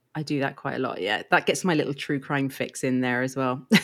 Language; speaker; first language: English; native; English